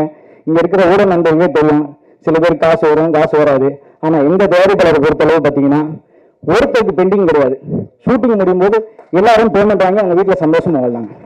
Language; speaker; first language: Tamil; native; Tamil